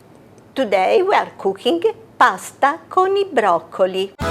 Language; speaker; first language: English; non-native, fluent; Italian